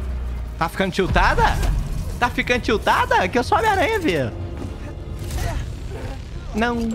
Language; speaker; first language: Portuguese; native; Portuguese